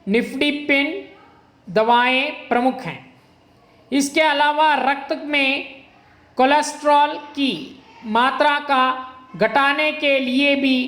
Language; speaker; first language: Hindi; non-native, local second language; Kannada